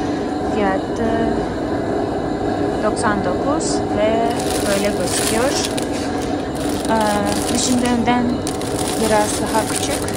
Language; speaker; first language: Turkish; non-native, fluent; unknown